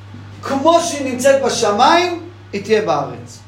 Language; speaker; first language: Hebrew; non-native, fluent; English